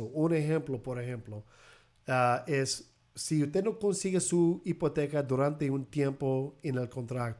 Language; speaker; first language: Spanish; early bilingual, heritage; English